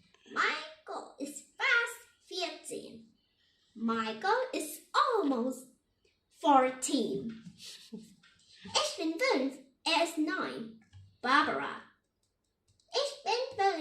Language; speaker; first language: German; non-native, learner; Vietnamese